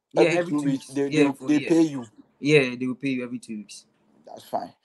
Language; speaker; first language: English; non-native, local second language; Akan